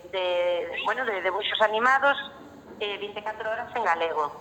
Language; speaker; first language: Galician; non-native, local second language; Spanish